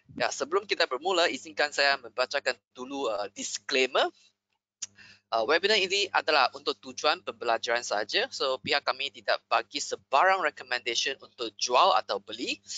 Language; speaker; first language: Malay; non-native, local second language; Chinese